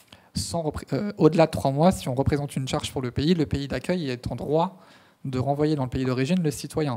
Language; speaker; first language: French; native; French